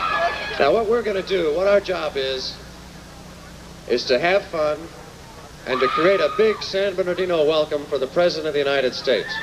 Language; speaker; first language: English; native; English